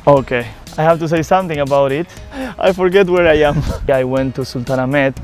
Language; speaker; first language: English; non-native, fluent; Spanish